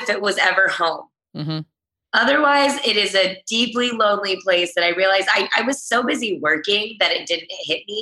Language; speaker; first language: English; native; English